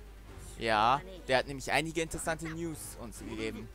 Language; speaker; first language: German; native; German